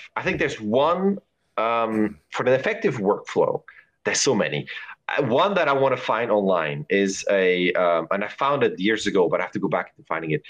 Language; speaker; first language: English; non-native, fluent; German